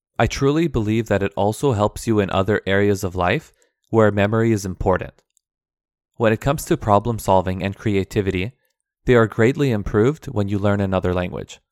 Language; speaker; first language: English; early bilingual, other home language; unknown